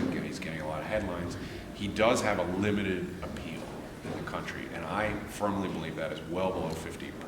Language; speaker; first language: English; native; English